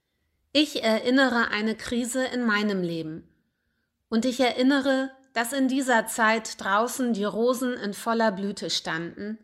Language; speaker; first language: German; native; German